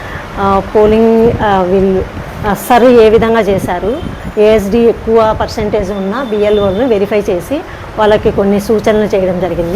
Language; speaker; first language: Telugu; native; Telugu